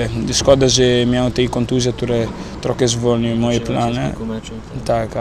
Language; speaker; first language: Polish; non-native, learner; Italian